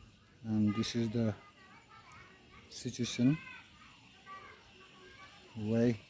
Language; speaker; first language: English; non-native, learner; Nepali